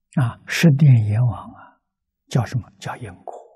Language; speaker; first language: Chinese; native; Chinese